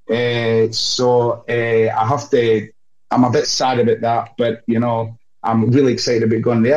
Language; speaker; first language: English; native; English